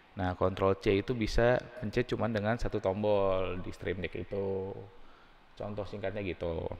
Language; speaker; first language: Indonesian; native; Indonesian